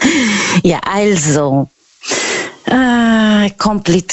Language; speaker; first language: German; non-native, learner; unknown